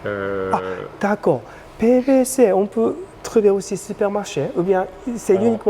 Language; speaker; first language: French; non-native, learner; Japanese